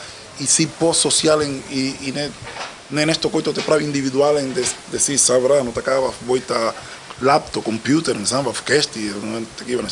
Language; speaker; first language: Bulgarian; non-native, learner; Spanish